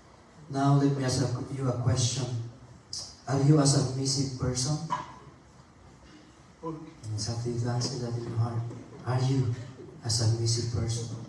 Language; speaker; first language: English; non-native, local second language; Filipino